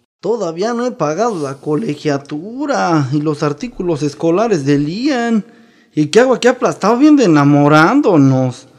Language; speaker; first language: Spanish; native; Spanish